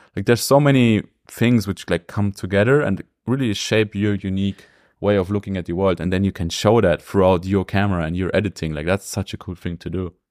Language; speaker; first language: English; non-native, fluent; German